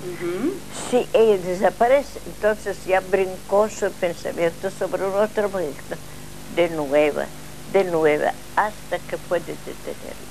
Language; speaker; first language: Spanish; non-native, learner; Russian